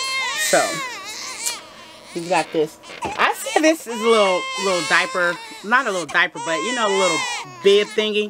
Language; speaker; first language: English; native; English